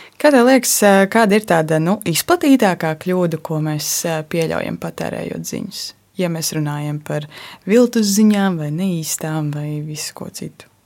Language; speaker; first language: Latvian; native; Latvian